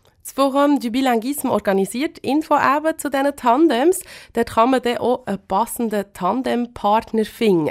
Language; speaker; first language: German; native; German